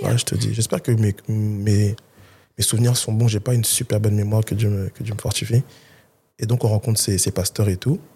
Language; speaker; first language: French; early bilingual, other home language; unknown